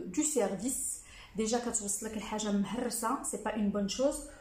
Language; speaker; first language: French; non-native, local second language; Arabic